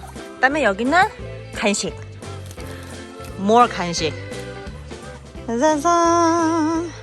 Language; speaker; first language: Korean; native; Korean